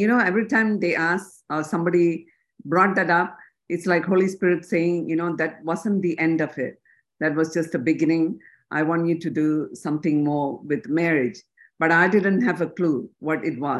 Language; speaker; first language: English; non-native, local second language; Tamil